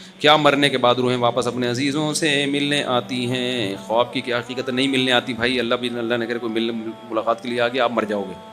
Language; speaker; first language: Urdu; native; Urdu